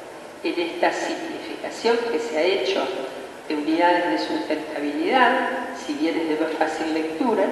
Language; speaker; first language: Spanish; native; Spanish